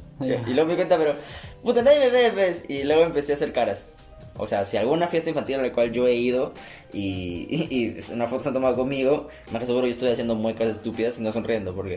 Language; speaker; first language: Spanish; native; Spanish